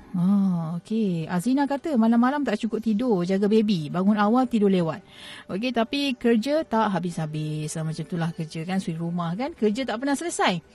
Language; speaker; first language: Malay; native; Malay